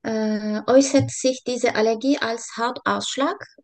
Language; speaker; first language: German; non-native, learner; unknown